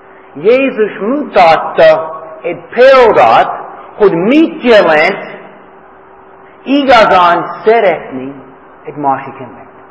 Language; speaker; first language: Hungarian; non-native, fluent; English